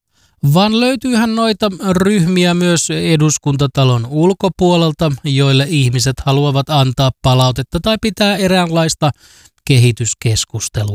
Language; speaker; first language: Finnish; native; Finnish